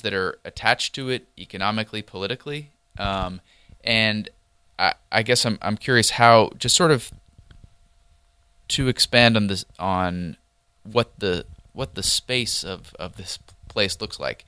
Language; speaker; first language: English; native; English